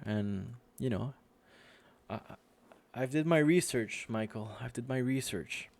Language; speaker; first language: English; non-native, fluent; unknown